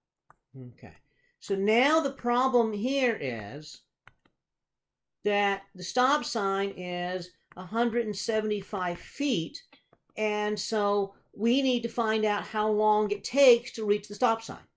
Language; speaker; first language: English; native; English